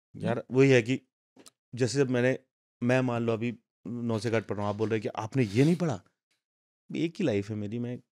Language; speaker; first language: Hindi; native; Hindi